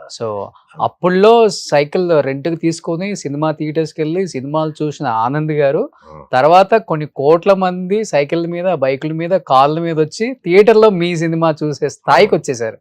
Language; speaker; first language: Telugu; native; Telugu